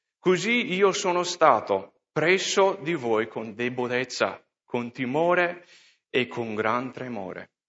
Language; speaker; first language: Italian; non-native, fluent; English